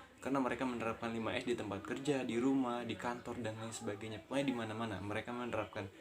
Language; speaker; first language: Indonesian; native; Indonesian